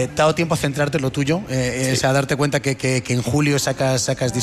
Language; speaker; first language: Spanish; native; Spanish